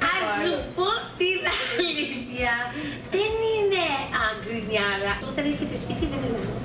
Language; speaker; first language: Greek; early bilingual, heritage; Greek